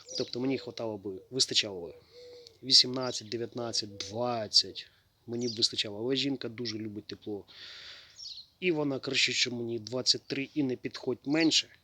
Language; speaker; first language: Ukrainian; native; Ukrainian